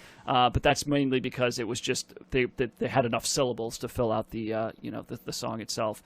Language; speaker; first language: English; native; English